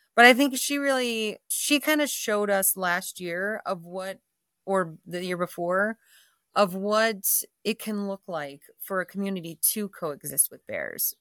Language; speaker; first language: English; native; English